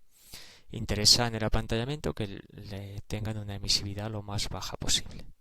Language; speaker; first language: Spanish; native; Spanish